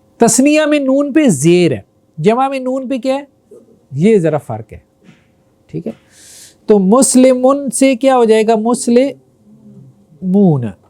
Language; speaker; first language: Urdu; non-native, local second language; Punjabi